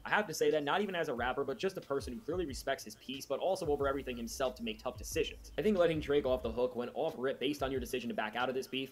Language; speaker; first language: English; native; English